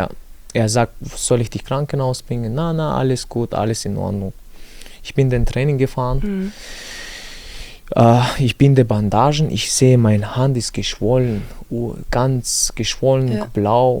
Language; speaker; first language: German; non-native, learner; Chechen